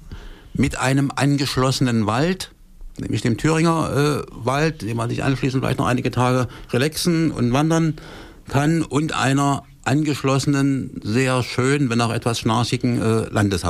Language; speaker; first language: German; native; German